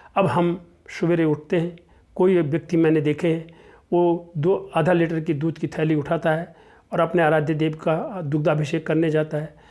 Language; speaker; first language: Hindi; non-native, local second language; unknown